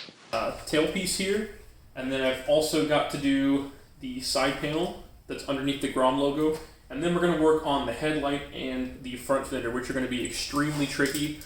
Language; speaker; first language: English; native; English